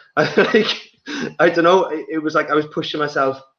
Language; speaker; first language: English; native; English